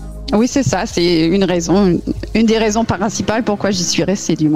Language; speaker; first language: French; native; French